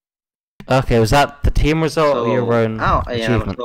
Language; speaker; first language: English; native; English